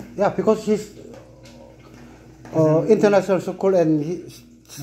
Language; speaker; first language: English; non-native, learner; Korean